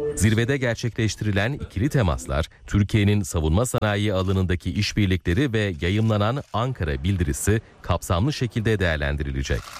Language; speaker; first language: Turkish; native; Turkish